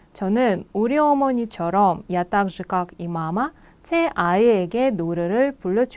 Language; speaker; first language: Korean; non-native, fluent; Russian